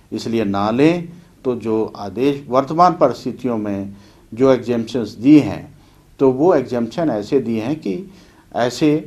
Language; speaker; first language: Hindi; native; Hindi